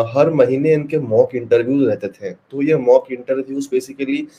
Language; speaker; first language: Hindi; non-native, local second language; Bangla